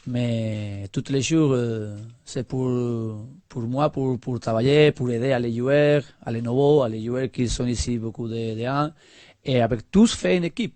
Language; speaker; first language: French; non-native, learner; Spanish